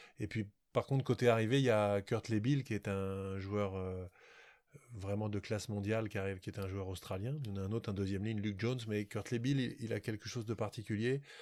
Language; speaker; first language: French; native; French